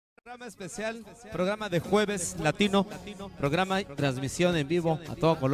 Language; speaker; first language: Spanish; native; Spanish